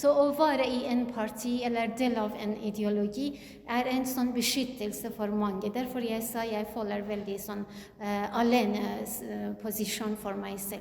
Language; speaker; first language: Norwegian; non-native, learner; Kurdish